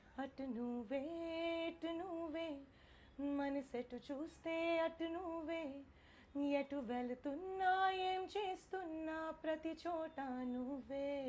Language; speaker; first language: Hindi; non-native, local second language; Bangla